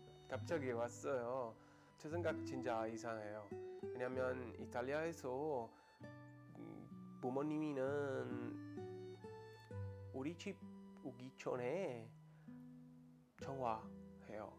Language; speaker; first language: Korean; non-native, learner; Italian